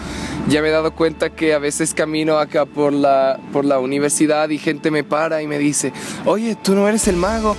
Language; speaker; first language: Spanish; non-native, fluent; Portuguese